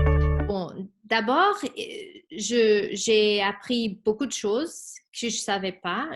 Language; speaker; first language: French; non-native, fluent; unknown